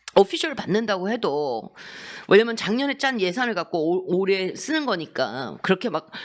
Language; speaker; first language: Korean; native; Korean